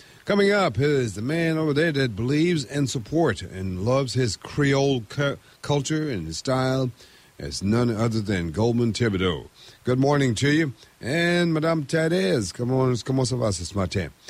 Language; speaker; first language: English; early bilingual, other home language; French